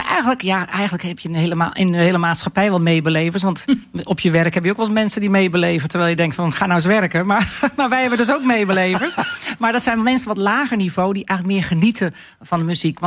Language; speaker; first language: Dutch; native; Dutch